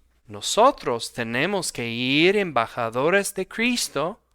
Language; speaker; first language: Spanish; non-native, fluent; English